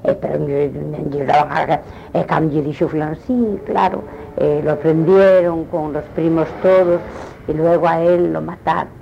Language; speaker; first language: Spanish; non-native, local second language; Galician